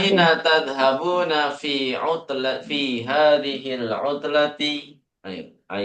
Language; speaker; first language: Arabic; non-native, fluent; Indonesian